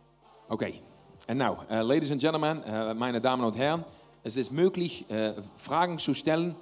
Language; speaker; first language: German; non-native, learner; Dutch